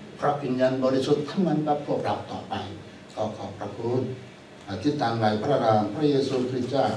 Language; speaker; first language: Thai; non-native, fluent; Korean